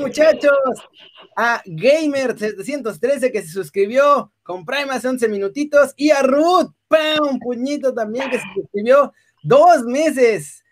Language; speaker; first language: Spanish; native; Spanish